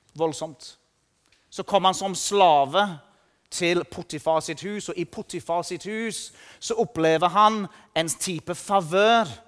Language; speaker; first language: Norwegian; non-native, fluent; English